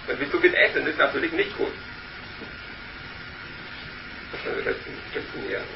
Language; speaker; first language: German; non-native, learner; Vietnamese